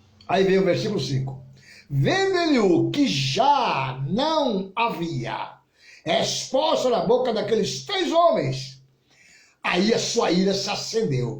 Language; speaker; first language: Portuguese; native; Portuguese